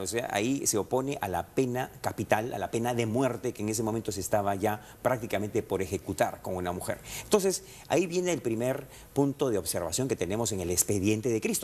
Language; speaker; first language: Spanish; native; Spanish